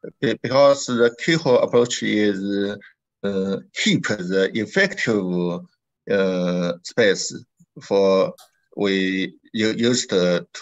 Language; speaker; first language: English; non-native, learner; Chinese